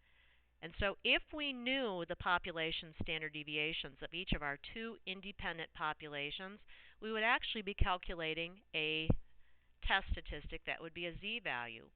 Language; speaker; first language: English; native; English